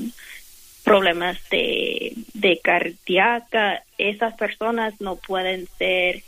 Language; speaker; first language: Spanish; non-native, fluent; English